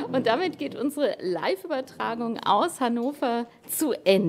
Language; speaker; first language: German; native; German